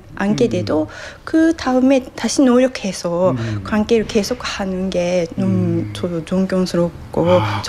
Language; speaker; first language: Korean; non-native, fluent; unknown